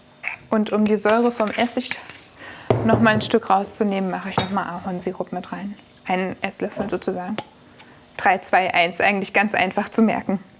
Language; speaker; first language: German; native; German